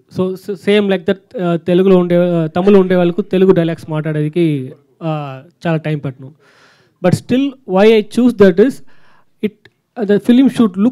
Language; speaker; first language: Telugu; non-native, learner; Tamil